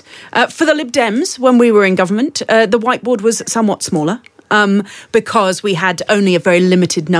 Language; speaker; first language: English; native; English